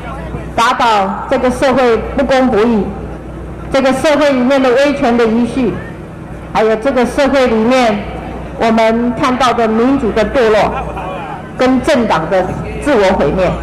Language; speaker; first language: Chinese; native; Chinese